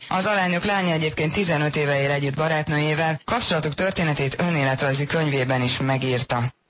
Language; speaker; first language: Hungarian; native; Hungarian